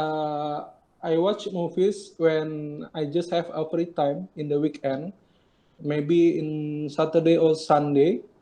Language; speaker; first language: English; non-native, learner; Indonesian